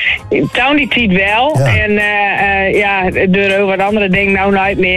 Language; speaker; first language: Dutch; native; Dutch